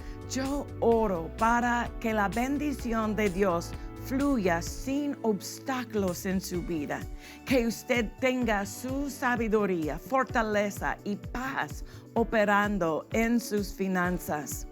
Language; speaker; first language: Spanish; non-native, fluent; English